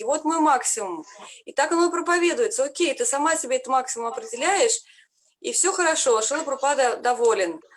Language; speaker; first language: Russian; native; Russian